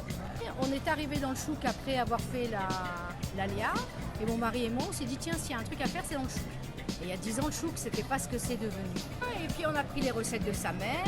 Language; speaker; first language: French; native; French